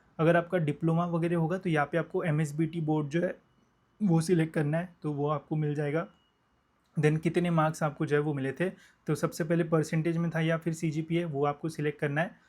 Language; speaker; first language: Hindi; non-native, local second language; Marathi